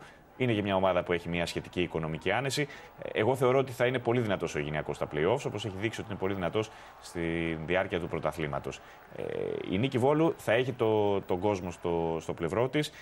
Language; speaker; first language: Greek; native; Greek